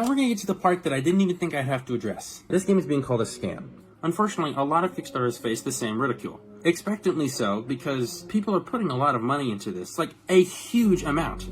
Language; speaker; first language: English; native; English